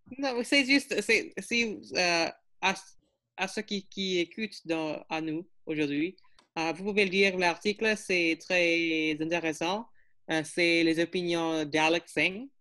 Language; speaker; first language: French; non-native, learner; English